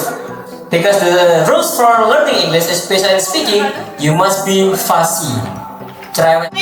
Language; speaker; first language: English; non-native, learner; Indonesian